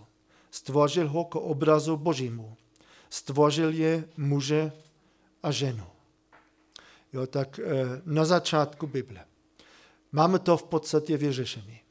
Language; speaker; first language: Czech; non-native, fluent; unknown